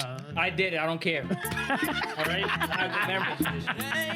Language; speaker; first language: English; early bilingual, other home language; Spanish